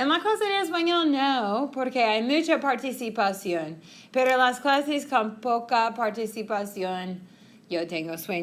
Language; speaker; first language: Spanish; non-native, fluent; English